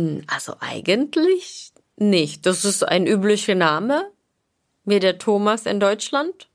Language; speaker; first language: German; non-native, fluent; Czech